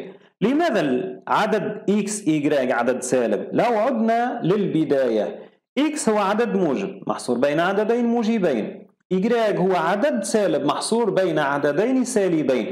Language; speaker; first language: Arabic; native; Arabic